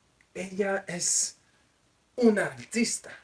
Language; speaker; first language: Spanish; non-native, fluent; French